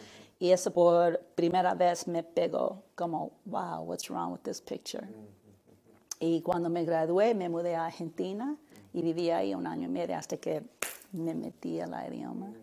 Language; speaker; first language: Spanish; early bilingual, heritage; Spanish